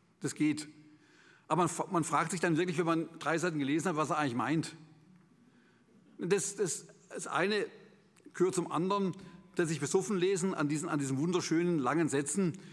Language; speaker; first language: German; native; German